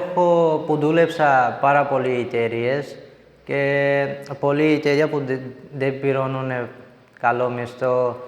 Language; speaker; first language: Greek; non-native, learner; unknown